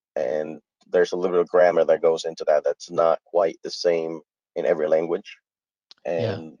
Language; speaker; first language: English; early bilingual, other home language; Spanish